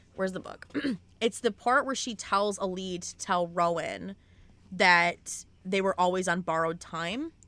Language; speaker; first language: English; native; English